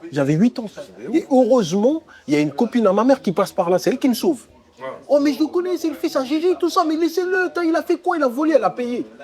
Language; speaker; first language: French; early bilingual, other home language; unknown